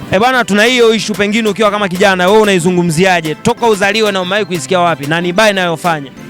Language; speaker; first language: Swahili; native; Swahili